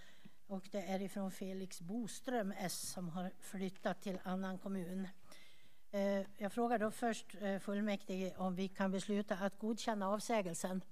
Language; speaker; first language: Swedish; native; Swedish